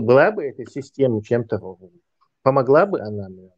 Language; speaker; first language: Russian; non-native, local second language; Chechen